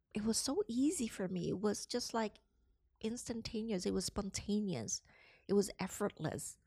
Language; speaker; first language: English; non-native, local second language; Cantonese